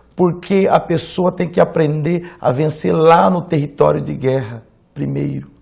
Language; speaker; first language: Portuguese; native; Portuguese